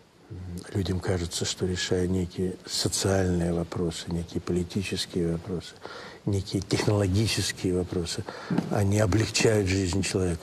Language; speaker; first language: Russian; native; Russian